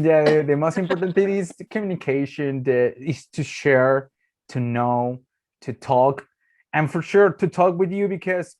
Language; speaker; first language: English; non-native, learner; Spanish